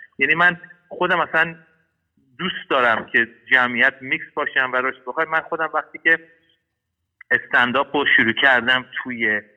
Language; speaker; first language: Persian; early bilingual, heritage; Persian